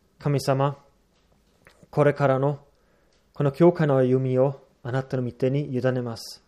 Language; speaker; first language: Japanese; non-native, fluent; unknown